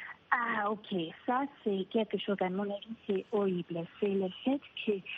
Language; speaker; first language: French; non-native, fluent; Spanish